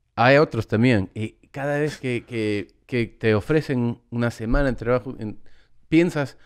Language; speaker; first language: Spanish; early bilingual, heritage; Spanish